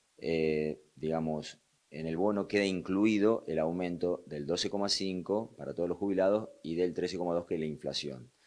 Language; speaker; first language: Spanish; native; Spanish